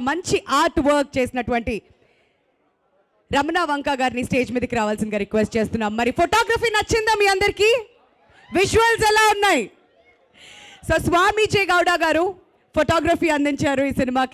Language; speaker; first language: Telugu; native; Telugu